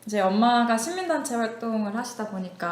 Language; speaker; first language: Korean; native; Korean